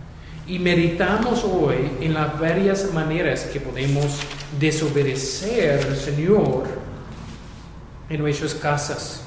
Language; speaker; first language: Spanish; non-native, fluent; English